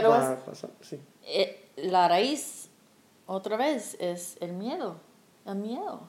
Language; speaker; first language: Spanish; non-native, learner; English